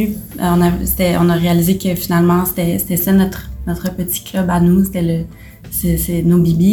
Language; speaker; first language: French; native; French